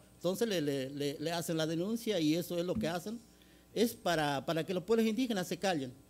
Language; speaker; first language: Spanish; native; Spanish